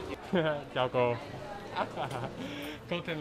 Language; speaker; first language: Vietnamese; non-native, learner; English